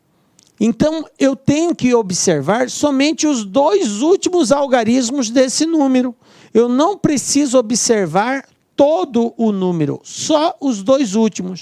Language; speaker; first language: Portuguese; native; Portuguese